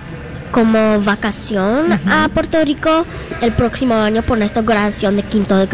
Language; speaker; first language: Spanish; non-native, learner; English